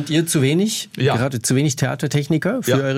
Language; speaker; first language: German; native; German